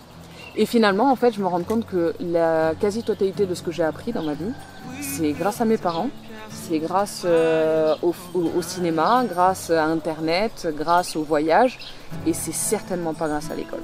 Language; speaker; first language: French; native; French